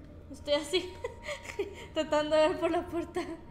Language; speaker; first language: Spanish; native; Spanish